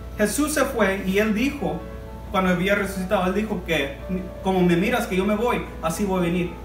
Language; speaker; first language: Spanish; early bilingual, heritage; Spanish